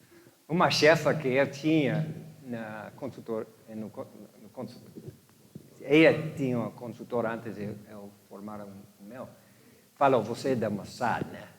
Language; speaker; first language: Portuguese; non-native, fluent; English